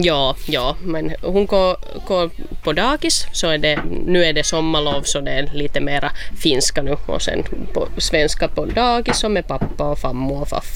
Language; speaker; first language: Swedish; non-native, local second language; Finnish